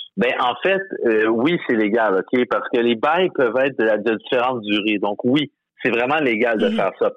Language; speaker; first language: French; native; French